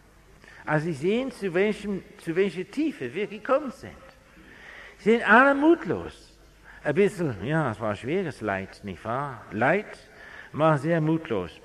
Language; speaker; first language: German; non-native, fluent; English